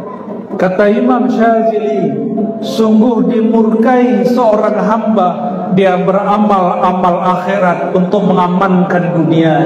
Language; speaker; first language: Indonesian; native; Indonesian